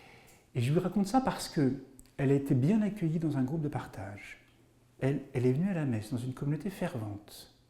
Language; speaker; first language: French; native; French